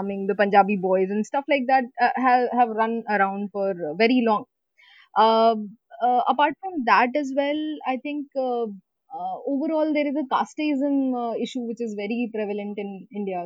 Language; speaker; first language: English; non-native, local second language; Hindi